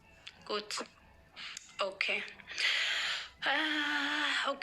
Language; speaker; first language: German; non-native, learner; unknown